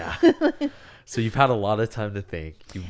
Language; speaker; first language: English; native; English